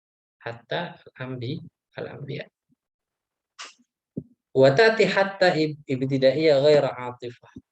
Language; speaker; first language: Arabic; non-native, fluent; Indonesian